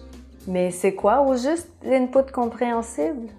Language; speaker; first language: French; native; French